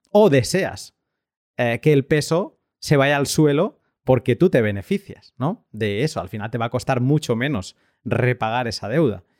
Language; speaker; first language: Spanish; native; Spanish